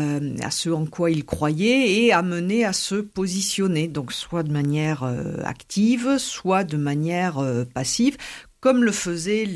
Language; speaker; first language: French; native; French